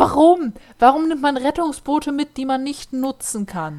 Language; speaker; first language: German; native; German